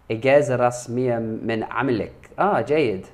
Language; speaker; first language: Arabic; non-native, learner; English